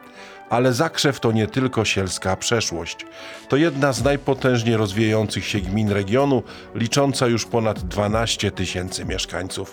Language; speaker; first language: Polish; native; Polish